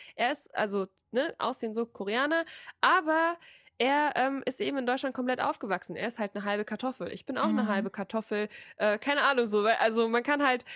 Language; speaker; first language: German; native; German